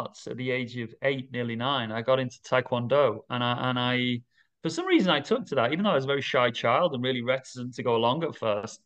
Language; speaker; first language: English; native; English